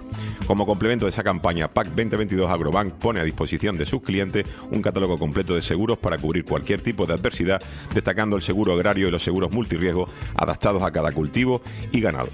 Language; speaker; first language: Spanish; native; Spanish